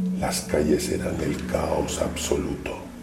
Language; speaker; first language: Spanish; native; Spanish